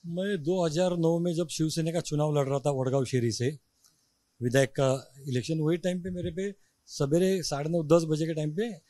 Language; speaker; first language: Hindi; non-native, local second language; Marathi